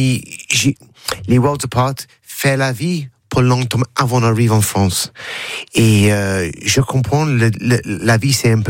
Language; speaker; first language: French; non-native, learner; English